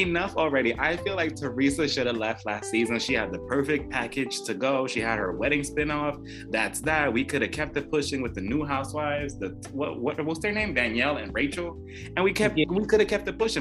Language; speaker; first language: English; native; English